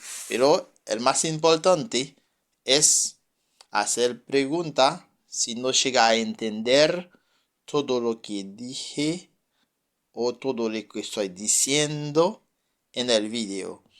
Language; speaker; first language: Spanish; non-native, fluent; French